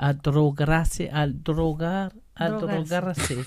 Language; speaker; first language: Spanish; non-native, fluent; German